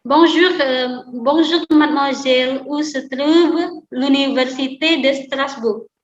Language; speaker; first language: French; non-native, fluent; Indonesian